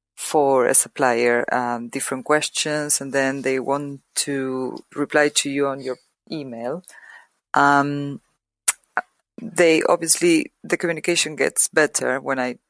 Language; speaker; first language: English; non-native, fluent; Spanish